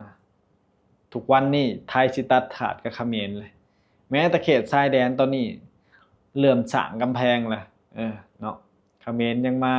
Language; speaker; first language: Thai; non-native, local second language; Lao